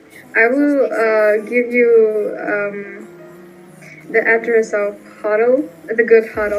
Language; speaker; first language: English; non-native, learner; Russian